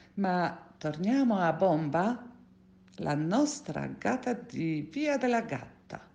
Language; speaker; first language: Italian; non-native, fluent; Polish